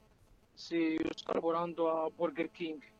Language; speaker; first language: Italian; non-native, learner; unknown